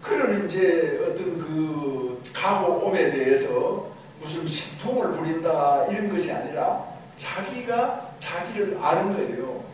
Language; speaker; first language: Korean; native; Korean